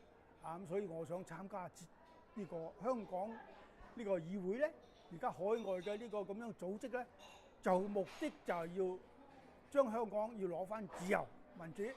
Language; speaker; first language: Cantonese; native; Cantonese